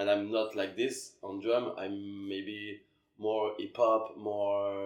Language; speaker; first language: English; non-native, learner; French